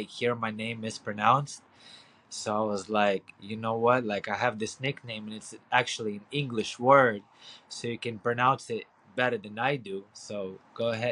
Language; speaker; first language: English; non-native, fluent; Ukrainian